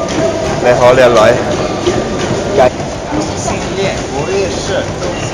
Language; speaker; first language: Chinese; non-native, learner; Italian